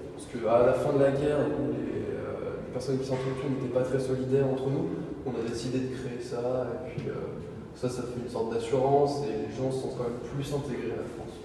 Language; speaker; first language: French; native; French